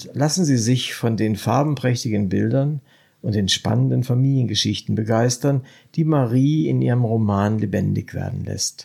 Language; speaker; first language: German; native; German